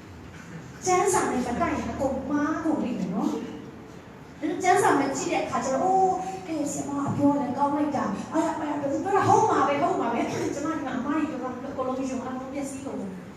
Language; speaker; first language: Burmese; non-native, local second language; Hakha Chin